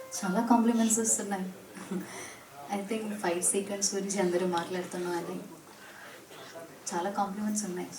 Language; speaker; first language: Telugu; non-native, learner; Malayalam